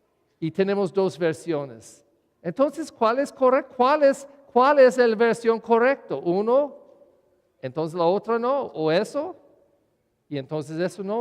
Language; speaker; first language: Spanish; non-native, learner; English